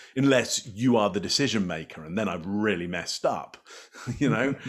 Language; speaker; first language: English; native; English